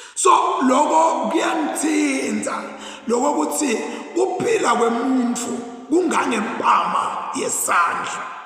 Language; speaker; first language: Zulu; non-native, local second language; Swati